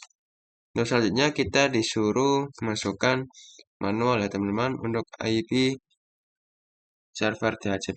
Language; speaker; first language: Indonesian; native; Indonesian